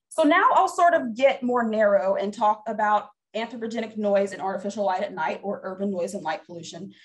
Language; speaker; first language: English; native; English